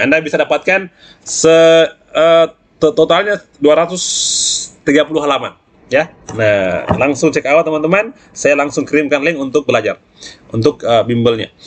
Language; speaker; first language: Indonesian; native; Indonesian